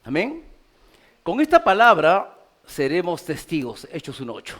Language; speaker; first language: Spanish; native; Spanish